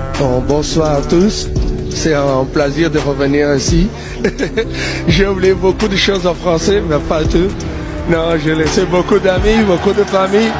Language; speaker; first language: French; non-native, fluent; Portuguese